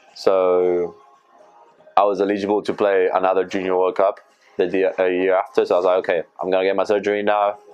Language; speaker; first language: English; non-native, fluent; Spanish